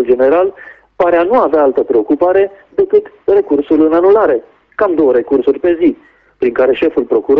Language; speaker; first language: Romanian; native; Romanian